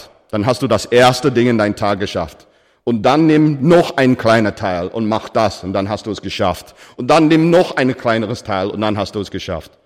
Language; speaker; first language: German; non-native, fluent; English